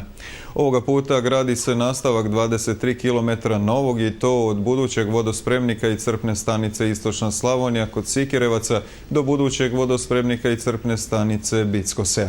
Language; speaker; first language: Croatian; native; Croatian